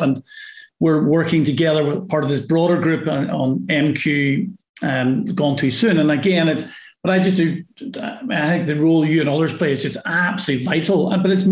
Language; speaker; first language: English; native; English